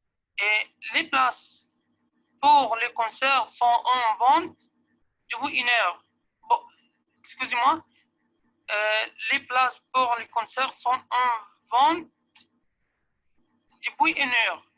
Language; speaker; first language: French; non-native, learner; Arabic